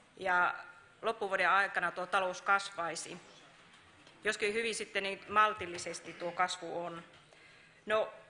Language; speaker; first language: Finnish; native; Finnish